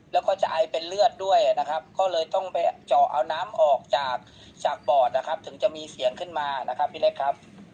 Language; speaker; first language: Thai; native; Thai